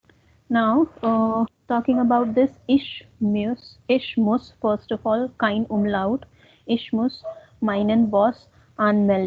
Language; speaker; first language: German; non-native, fluent; Hindi